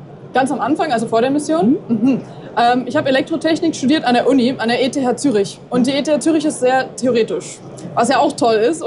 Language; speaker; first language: German; native; German